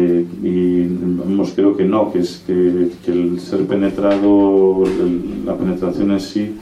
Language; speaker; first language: Spanish; native; Spanish